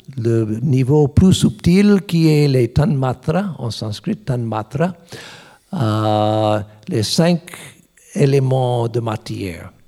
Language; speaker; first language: French; non-native, learner; English